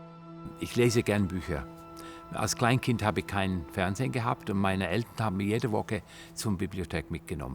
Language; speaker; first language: German; non-native, fluent; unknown